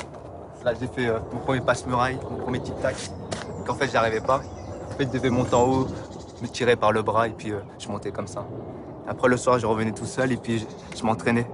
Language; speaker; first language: French; native; French